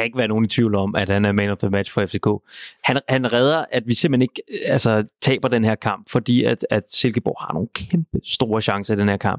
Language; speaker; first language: Danish; native; Danish